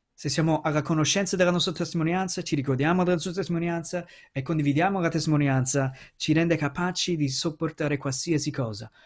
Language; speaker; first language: Italian; non-native, fluent; English